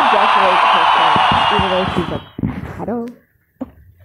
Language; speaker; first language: English; native; English